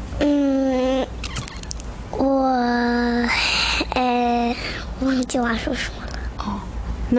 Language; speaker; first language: Chinese; early bilingual, heritage; Chinese